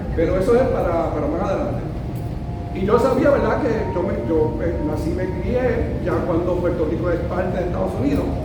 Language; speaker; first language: Spanish; early bilingual, heritage; Spanish